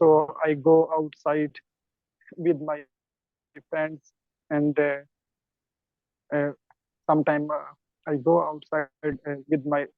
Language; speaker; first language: English; non-native, learner; Urdu